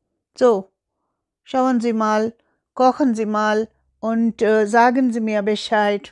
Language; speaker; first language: German; non-native, learner; Tulu